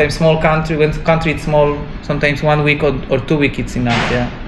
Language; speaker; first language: English; non-native, learner; Polish